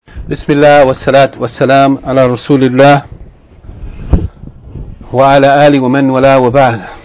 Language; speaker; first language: Arabic; non-native, fluent; English